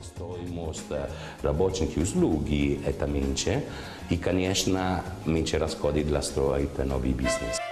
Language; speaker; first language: Russian; non-native, learner; Italian